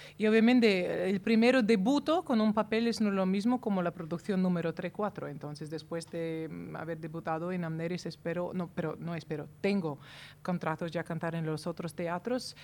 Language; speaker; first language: Spanish; non-native, fluent; Latvian